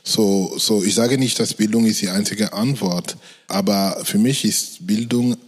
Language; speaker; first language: German; non-native, fluent; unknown